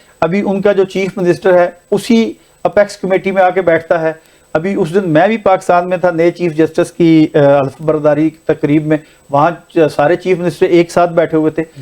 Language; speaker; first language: Urdu; non-native, local second language; Punjabi